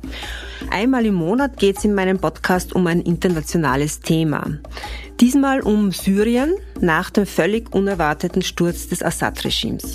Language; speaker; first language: German; native; German